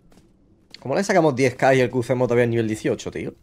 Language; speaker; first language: Spanish; native; Spanish